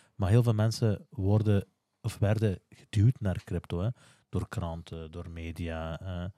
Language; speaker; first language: Dutch; early bilingual, other home language; Turkish